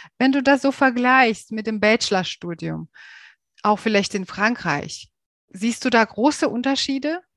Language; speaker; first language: German; native; German